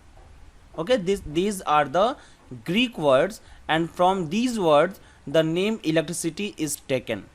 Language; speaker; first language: English; non-native, local second language; Hindi